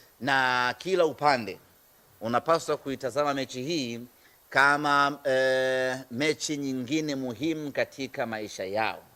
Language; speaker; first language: Swahili; native; Swahili